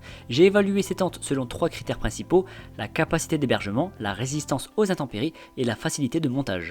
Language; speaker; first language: French; native; French